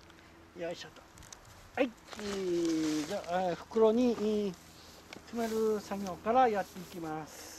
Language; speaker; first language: Japanese; native; Japanese